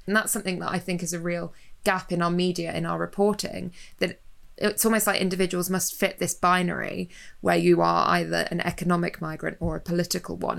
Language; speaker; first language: English; native; English